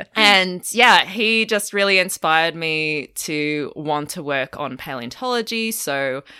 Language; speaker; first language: English; native; English